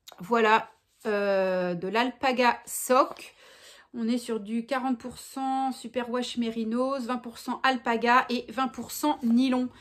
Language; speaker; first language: French; native; French